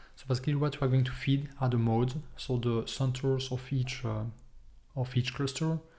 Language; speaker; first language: English; non-native, fluent; French